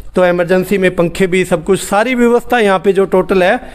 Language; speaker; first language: Hindi; native; Hindi